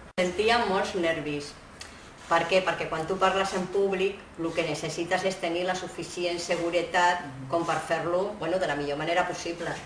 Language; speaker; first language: Catalan; non-native, fluent; Spanish